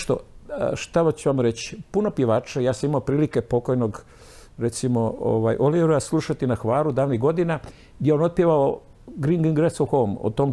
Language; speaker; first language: Croatian; native; Croatian